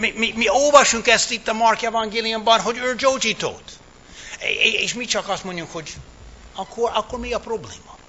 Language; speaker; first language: Hungarian; early bilingual, heritage; English